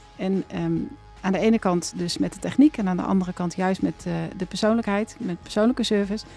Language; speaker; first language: Dutch; native; Dutch